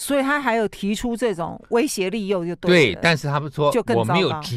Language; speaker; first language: Chinese; native; Chinese